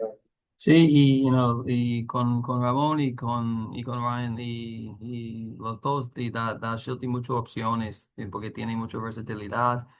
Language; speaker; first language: Spanish; non-native, learner; English